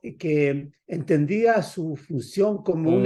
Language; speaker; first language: Spanish; native; Spanish